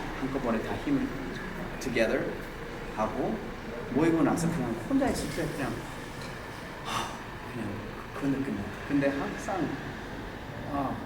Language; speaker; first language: Korean; early bilingual, heritage; English